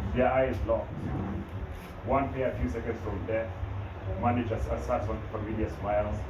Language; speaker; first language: English; non-native, local second language; Kikuyu